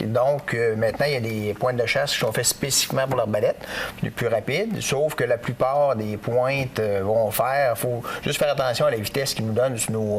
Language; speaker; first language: French; native; French